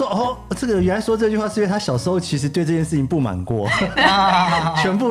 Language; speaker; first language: Chinese; native; Chinese